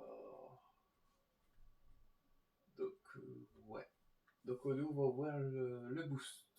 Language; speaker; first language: French; native; French